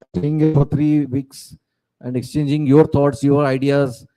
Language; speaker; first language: English; non-native, local second language; Marathi